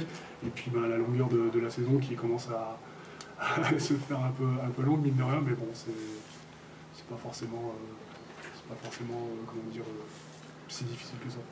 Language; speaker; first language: French; native; French